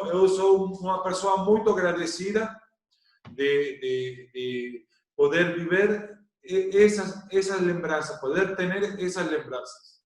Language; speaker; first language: Portuguese; non-native, learner; Spanish